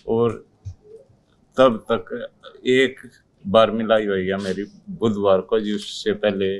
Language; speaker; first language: Hindi; native; Hindi